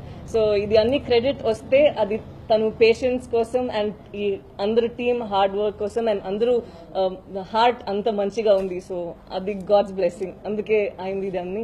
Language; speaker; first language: Telugu; non-native, fluent; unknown